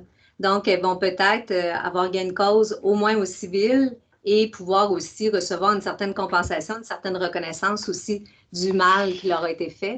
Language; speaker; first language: French; native; French